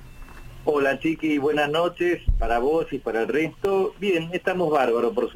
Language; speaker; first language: Spanish; native; Spanish